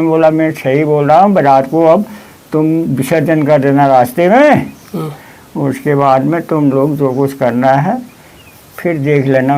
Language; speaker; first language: Hindi; non-native, local second language; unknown